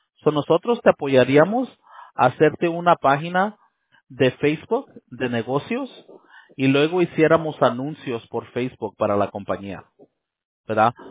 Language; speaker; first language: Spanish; early bilingual, heritage; Spanish